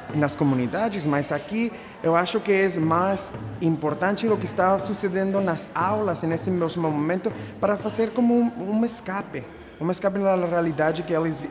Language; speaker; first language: Portuguese; non-native, fluent; Spanish